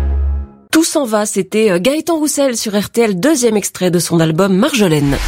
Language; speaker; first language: French; native; French